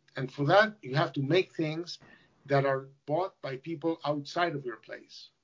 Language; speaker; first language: English; non-native, fluent; Spanish